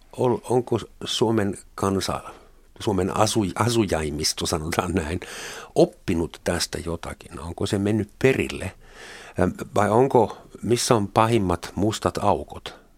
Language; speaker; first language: Finnish; non-native, fluent; German